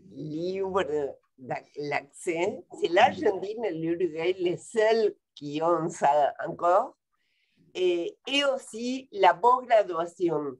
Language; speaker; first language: French; non-native, fluent; Spanish